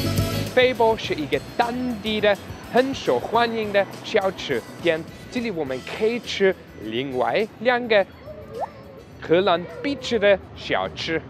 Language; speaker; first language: Chinese; non-native, fluent; German